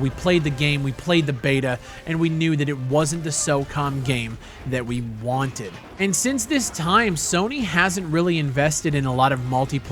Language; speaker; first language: English; native; English